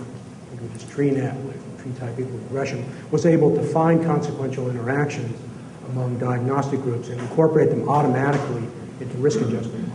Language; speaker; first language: English; native; English